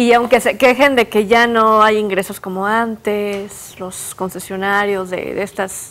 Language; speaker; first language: Spanish; native; Spanish